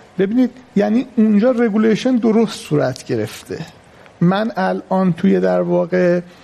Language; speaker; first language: Persian; native; Persian